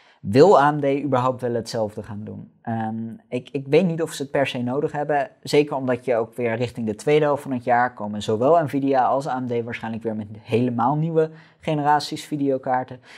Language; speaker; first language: Dutch; native; Dutch